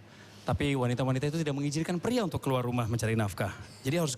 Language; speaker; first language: Indonesian; native; Indonesian